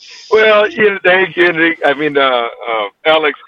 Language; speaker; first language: English; early bilingual, other home language; Spanish